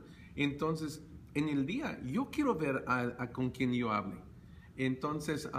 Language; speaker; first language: Spanish; early bilingual, heritage; Spanish